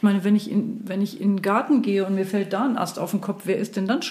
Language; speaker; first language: German; native; German